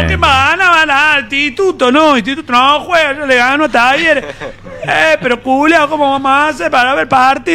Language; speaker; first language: Spanish; native; Spanish